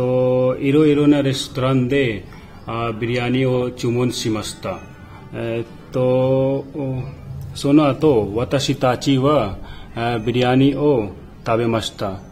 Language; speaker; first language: Japanese; non-native, learner; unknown